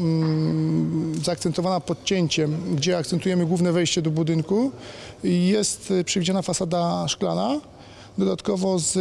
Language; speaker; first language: Polish; native; Polish